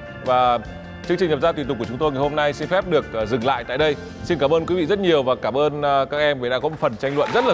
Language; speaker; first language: Vietnamese; native; Vietnamese